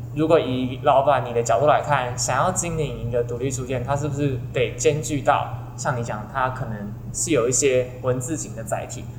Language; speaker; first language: Chinese; native; Chinese